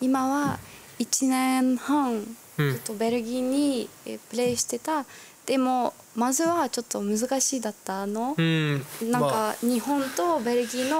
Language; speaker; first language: Dutch; early bilingual, other home language; Japanese